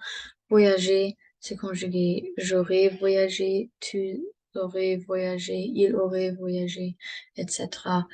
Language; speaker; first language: French; non-native, learner; English